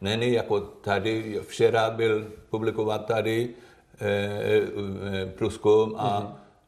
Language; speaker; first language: Czech; non-native, learner; Swedish